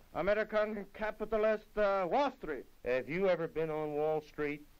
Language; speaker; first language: English; native; English